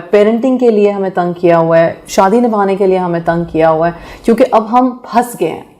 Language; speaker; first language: Urdu; native; Urdu